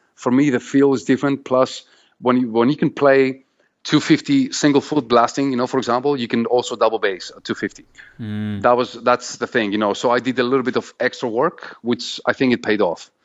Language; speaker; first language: English; non-native, fluent; Greek